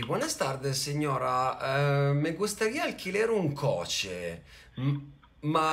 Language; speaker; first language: Spanish; non-native, learner; Italian